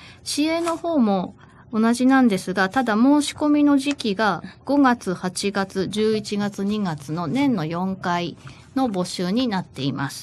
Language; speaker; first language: Japanese; native; Japanese